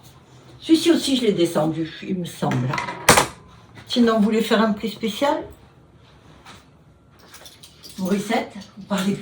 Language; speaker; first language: French; native; French